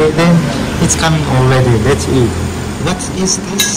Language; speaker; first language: English; non-native, learner; Japanese